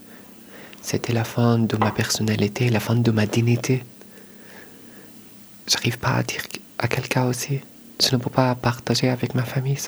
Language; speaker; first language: French; non-native, learner; Arabic